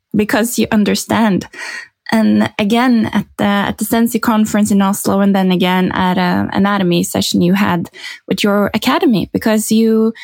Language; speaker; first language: English; non-native, fluent; Norwegian